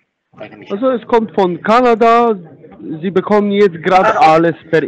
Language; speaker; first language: German; non-native, fluent; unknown